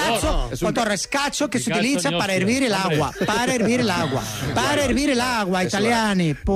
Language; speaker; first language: Spanish; native; Spanish